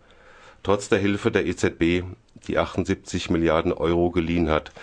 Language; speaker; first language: German; native; German